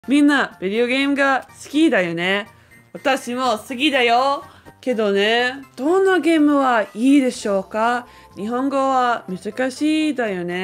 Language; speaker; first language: Japanese; non-native, learner; English